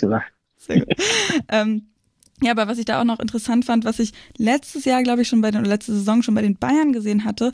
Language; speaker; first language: German; native; German